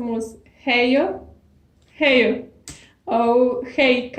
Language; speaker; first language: Portuguese; non-native, fluent; Polish